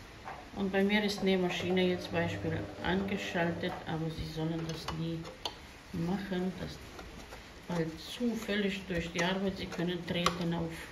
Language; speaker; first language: German; non-native, fluent; Croatian